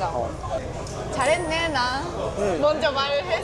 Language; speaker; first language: Korean; non-native, fluent; Japanese